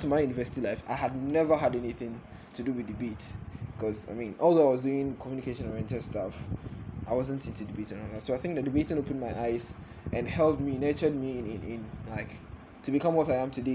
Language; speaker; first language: English; non-native, local second language; Akan